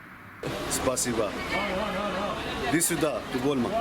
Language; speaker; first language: Russian; non-native, learner; Arabic